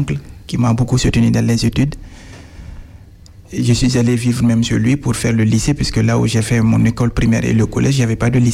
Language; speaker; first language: French; non-native, fluent; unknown